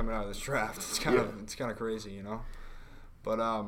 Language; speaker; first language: English; native; English